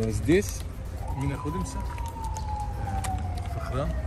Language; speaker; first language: Russian; non-native, local second language; Arabic